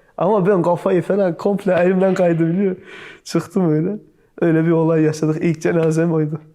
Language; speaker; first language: Turkish; early bilingual, heritage; Turkish